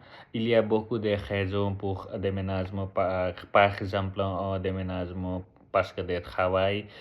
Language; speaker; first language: French; non-native, learner; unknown